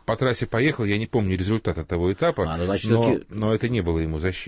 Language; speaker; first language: Russian; native; Russian